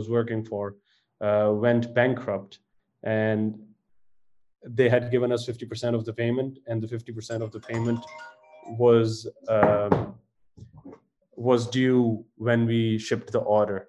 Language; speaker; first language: English; non-native, local second language; Punjabi